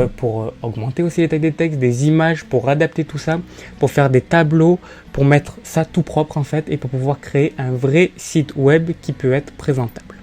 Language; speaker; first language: French; native; French